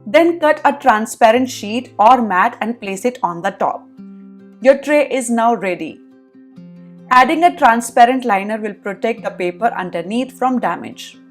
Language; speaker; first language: English; non-native, local second language; Hindi